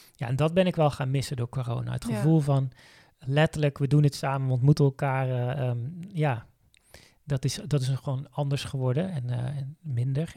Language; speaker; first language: Dutch; native; Dutch